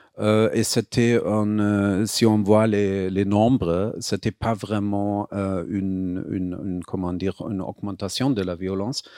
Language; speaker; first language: French; non-native, fluent; German